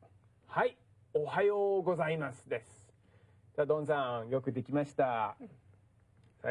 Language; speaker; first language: Japanese; non-native, fluent; English